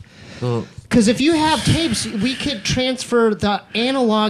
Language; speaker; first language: English; native; English